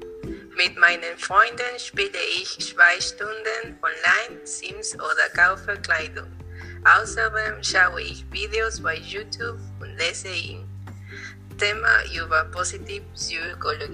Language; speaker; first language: German; non-native, learner; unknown